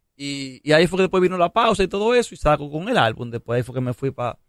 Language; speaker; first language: Spanish; native; Spanish